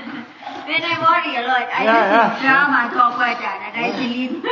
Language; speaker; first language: English; non-native, learner; Thai